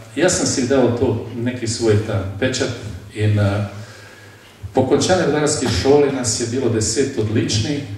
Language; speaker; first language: Slovenian; early bilingual, other home language; Bosnian